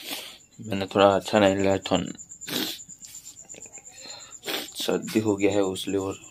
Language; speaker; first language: Hindi; non-native, local second language; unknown